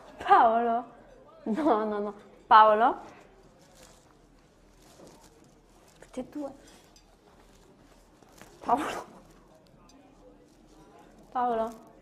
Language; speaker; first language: Italian; native; Italian